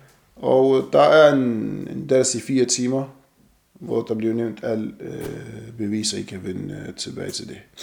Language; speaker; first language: Danish; non-native, fluent; Arabic